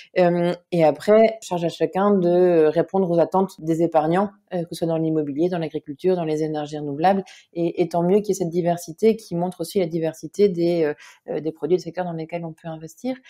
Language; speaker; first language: French; native; French